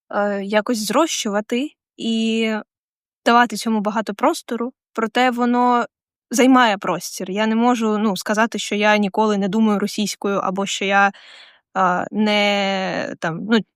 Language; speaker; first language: Ukrainian; non-native, local second language; Russian